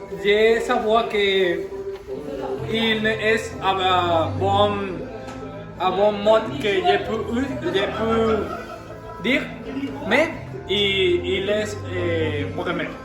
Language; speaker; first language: French; non-native, learner; Spanish